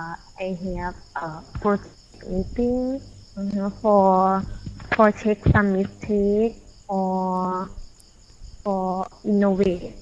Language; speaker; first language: English; non-native, learner; Thai